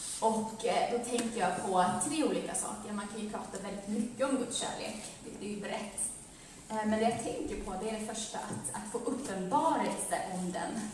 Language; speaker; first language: Swedish; early bilingual, other home language; Amharic